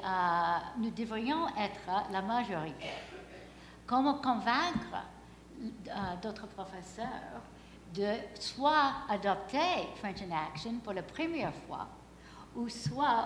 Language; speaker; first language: French; non-native, fluent; English